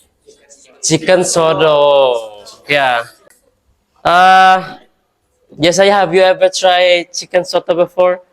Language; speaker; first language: English; non-native, fluent; Indonesian